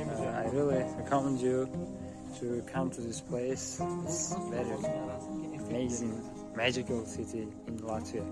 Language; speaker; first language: English; non-native, learner; Uzbek